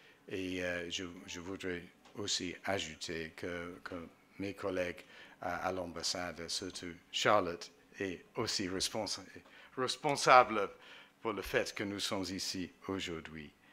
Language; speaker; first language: French; non-native, fluent; English